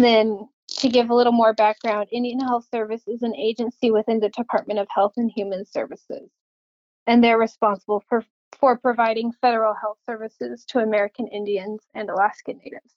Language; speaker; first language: English; native; English